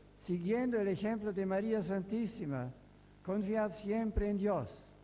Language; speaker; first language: Italian; non-native, fluent; German